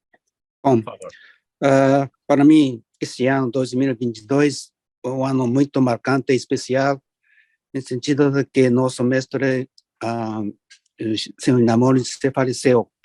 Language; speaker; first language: Portuguese; non-native, learner; Japanese